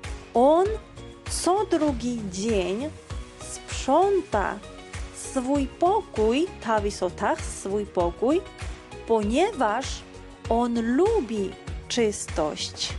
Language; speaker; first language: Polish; non-native, fluent; Georgian